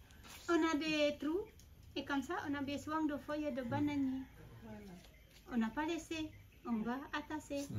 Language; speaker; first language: French; non-native, fluent; Balinese